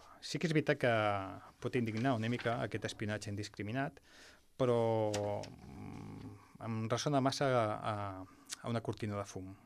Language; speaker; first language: Catalan; non-native, local second language; Spanish